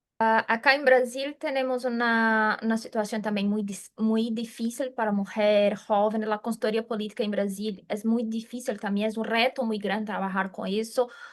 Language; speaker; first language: Spanish; non-native, fluent; Portuguese